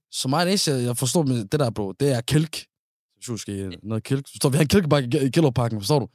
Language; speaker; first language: Danish; early bilingual, other home language; Somali